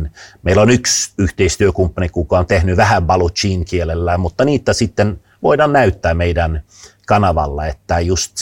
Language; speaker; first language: Finnish; non-native, fluent; Swedish